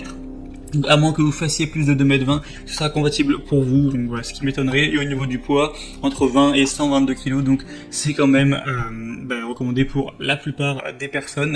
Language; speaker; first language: French; native; French